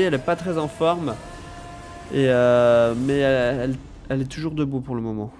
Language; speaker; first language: French; native; French